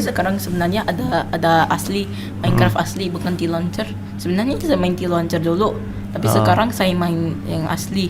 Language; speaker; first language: Indonesian; non-native, local second language; English